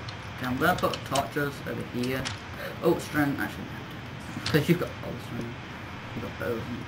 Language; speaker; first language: English; native; English